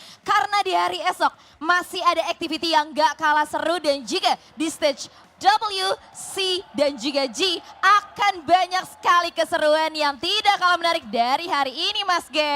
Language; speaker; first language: Indonesian; native; Indonesian